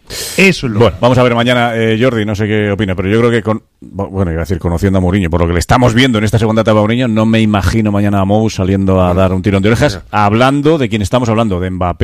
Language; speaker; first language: Spanish; native; Spanish